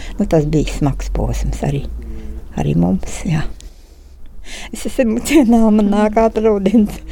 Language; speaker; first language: Latvian; native; Latvian